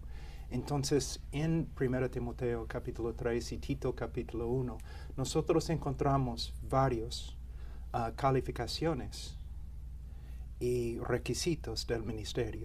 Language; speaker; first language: Spanish; non-native, fluent; English